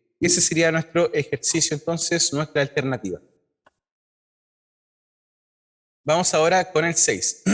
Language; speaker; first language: Spanish; native; Spanish